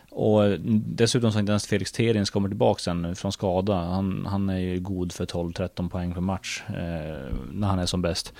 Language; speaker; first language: Swedish; native; Swedish